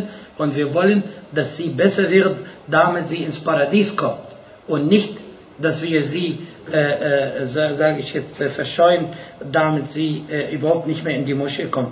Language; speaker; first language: German; non-native, fluent; Arabic